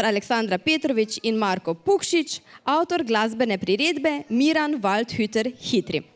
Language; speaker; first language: Slovenian; native; Slovenian